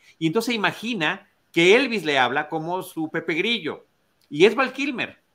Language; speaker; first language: Spanish; native; Spanish